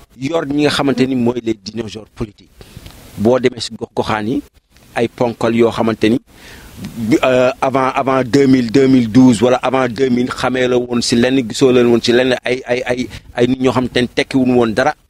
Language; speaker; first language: Wolof; native; Wolof